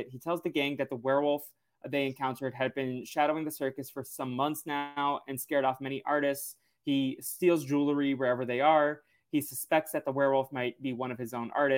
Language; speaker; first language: English; native; English